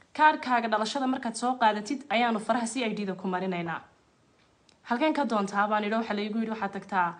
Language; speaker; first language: Somali; native; Somali